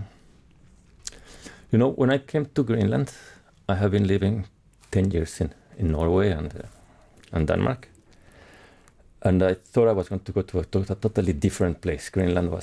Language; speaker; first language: English; non-native, fluent; Spanish